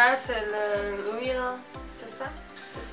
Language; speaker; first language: French; non-native, learner; Indonesian